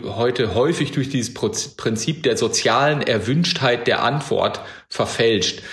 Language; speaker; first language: German; native; German